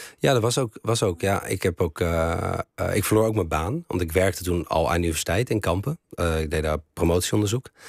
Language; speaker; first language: Dutch; native; Dutch